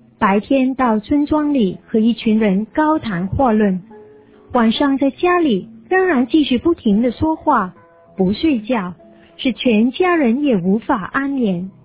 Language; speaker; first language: Chinese; native; Chinese